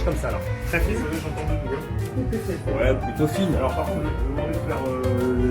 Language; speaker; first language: French; native; French